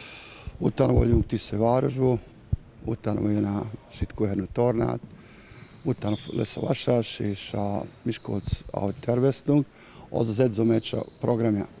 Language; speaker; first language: Hungarian; non-native, fluent; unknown